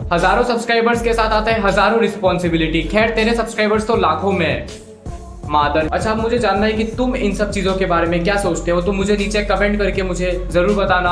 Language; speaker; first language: Hindi; non-native, local second language; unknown